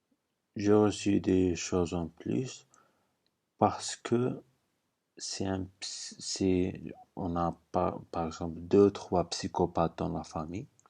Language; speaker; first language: French; non-native, fluent; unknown